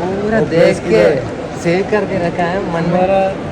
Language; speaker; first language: Hindi; non-native, local second language; Malayalam